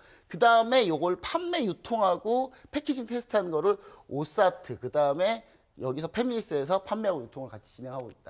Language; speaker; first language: Korean; native; Korean